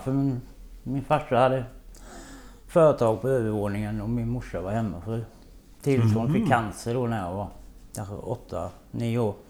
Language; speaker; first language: Swedish; native; Swedish